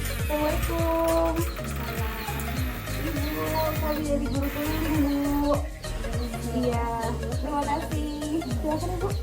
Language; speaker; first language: Indonesian; native; Indonesian